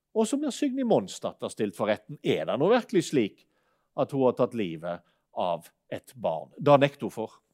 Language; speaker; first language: Norwegian; native; Norwegian